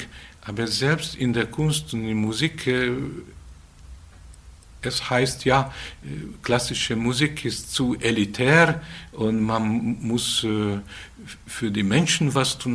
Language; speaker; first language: German; non-native, fluent; Hungarian